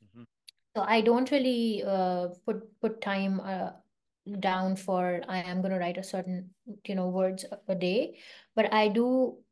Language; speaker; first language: English; non-native, local second language; Hindi